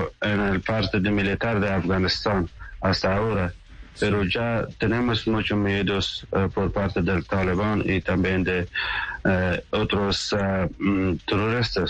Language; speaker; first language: Spanish; non-native, learner; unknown